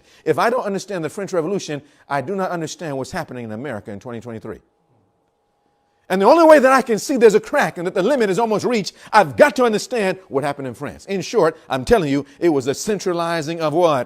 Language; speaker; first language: English; native; English